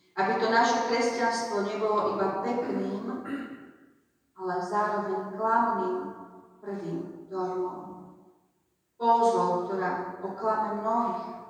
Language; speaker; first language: Slovak; native; Slovak